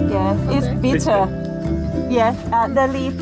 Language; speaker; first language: English; non-native, learner; Thai